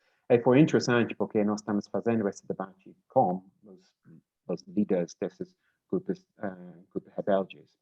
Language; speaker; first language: Portuguese; non-native, learner; English